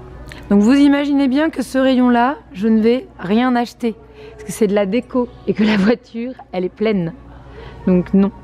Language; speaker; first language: French; native; French